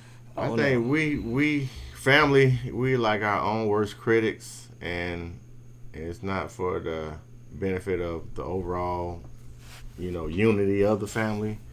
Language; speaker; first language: English; native; English